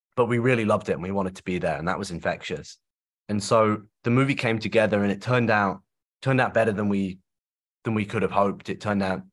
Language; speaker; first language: English; native; English